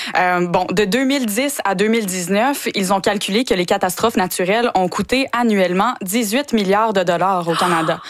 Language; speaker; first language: French; native; French